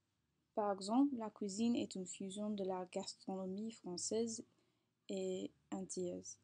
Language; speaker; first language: French; non-native, learner; English